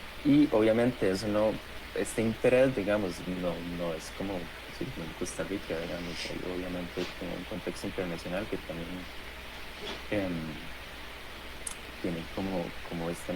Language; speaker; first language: Spanish; native; Spanish